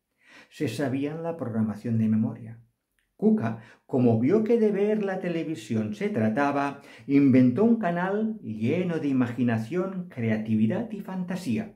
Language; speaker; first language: Spanish; non-native, local second language; Catalan